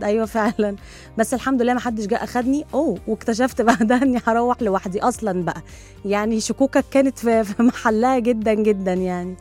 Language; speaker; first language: Arabic; native; Arabic